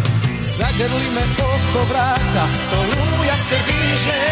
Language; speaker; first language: Croatian; native; Croatian